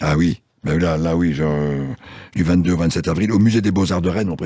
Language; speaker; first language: French; native; French